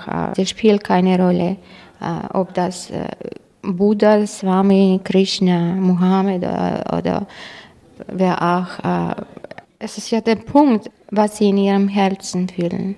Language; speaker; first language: German; non-native, fluent; Croatian